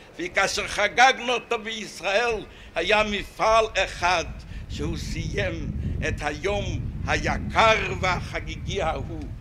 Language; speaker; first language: Hebrew; non-native, fluent; Yiddish